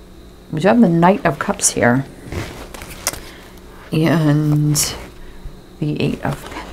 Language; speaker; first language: English; native; English